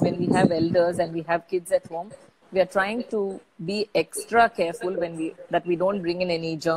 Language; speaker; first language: English; non-native, local second language; Tamil